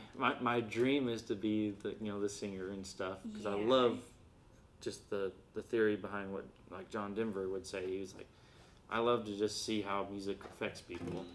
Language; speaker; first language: English; native; English